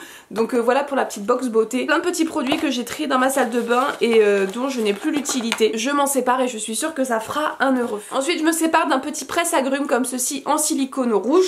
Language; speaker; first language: French; native; French